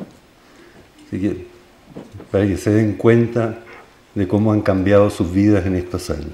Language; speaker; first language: Spanish; native; Spanish